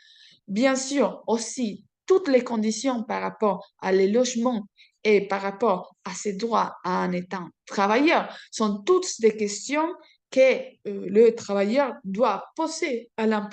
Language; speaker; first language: French; non-native, fluent; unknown